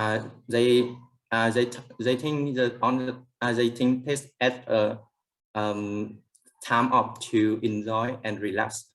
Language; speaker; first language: English; non-native, learner; Vietnamese